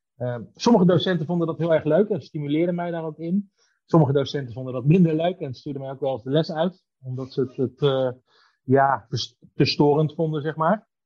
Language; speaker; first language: Dutch; native; Dutch